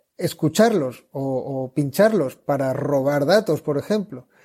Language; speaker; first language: Spanish; native; Spanish